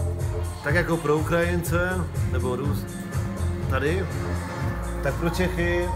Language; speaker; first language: Czech; non-native, local second language; Polish